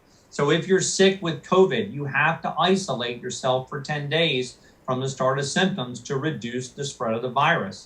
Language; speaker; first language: English; native; English